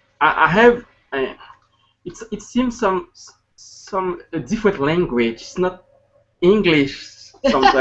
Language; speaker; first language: English; non-native, learner; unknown